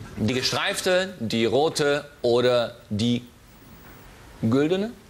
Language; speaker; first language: German; native; German